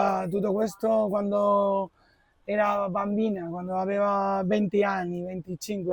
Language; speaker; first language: Italian; non-native, fluent; Spanish